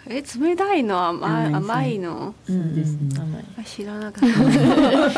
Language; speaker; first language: Japanese; non-native, learner; Chinese